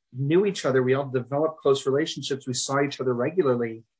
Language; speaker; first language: English; early bilingual, other home language; Spanish